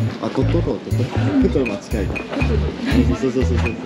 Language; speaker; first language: Japanese; non-native, fluent; Chinese